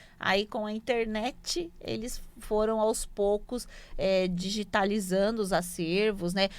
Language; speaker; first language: Portuguese; native; Portuguese